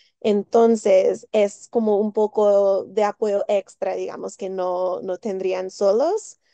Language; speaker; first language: Spanish; early bilingual, heritage; Spanish